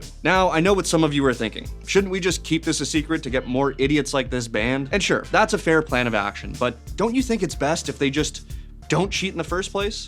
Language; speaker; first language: English; native; English